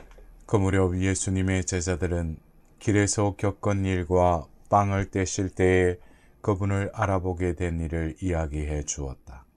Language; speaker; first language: Korean; native; Korean